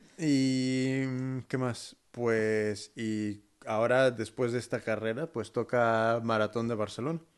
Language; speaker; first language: Spanish; early bilingual, heritage; Spanish